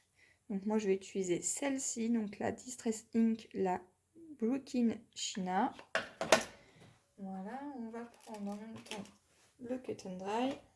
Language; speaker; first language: French; native; French